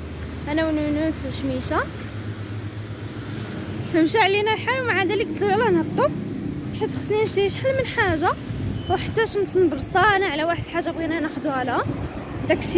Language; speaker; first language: Arabic; native; Arabic